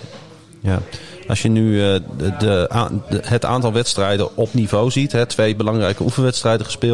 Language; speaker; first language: Dutch; native; Dutch